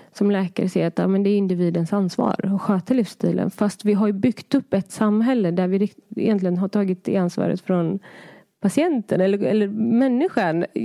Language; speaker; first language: Swedish; early bilingual, other home language; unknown